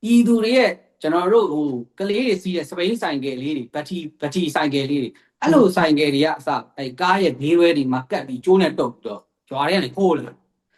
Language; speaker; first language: Burmese; native; Burmese